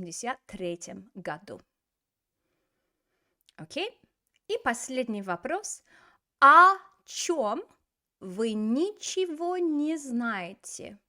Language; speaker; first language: Russian; non-native, fluent; English